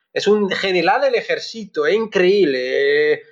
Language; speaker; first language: Spanish; non-native, fluent; French